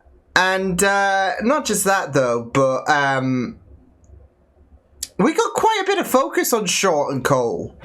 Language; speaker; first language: English; native; English